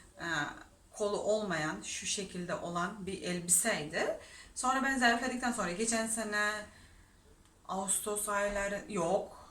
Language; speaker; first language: Turkish; non-native, fluent; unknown